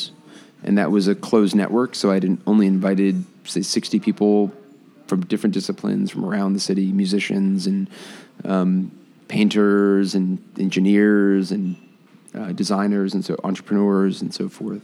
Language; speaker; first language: English; native; English